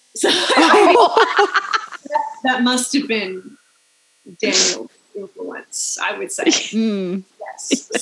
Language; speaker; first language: English; native; English